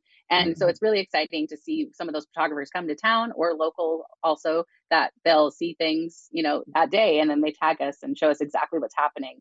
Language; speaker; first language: English; native; English